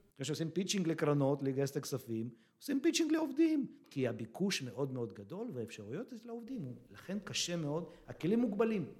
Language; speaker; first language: Hebrew; early bilingual, other home language; Russian